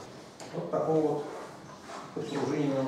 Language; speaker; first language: Russian; native; Russian